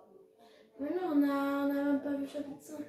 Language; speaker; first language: French; native; French